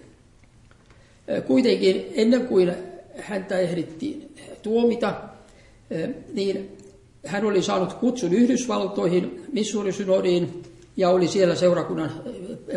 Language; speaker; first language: Finnish; native; Finnish